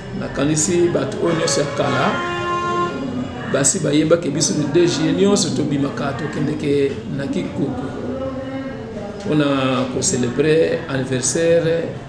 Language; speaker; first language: Lingala; non-native, local second language; Kongo